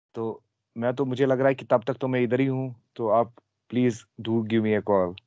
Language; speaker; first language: Hindi; native; Hindi